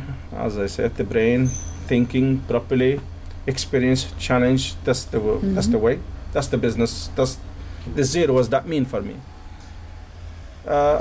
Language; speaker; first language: English; non-native, fluent; Arabic